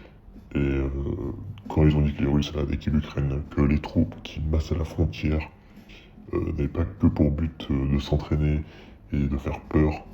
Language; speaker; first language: French; native; French